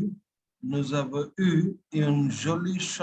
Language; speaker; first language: French; non-native, fluent; Bangla